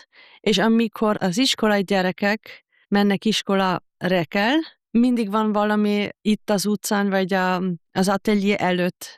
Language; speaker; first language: Hungarian; non-native, fluent; German